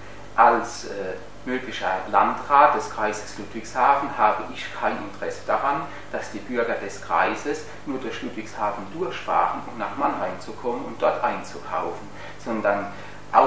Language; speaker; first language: German; native; German